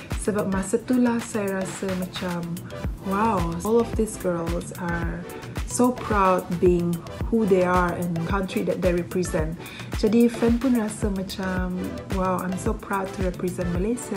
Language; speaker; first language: English; non-native, local second language; Malay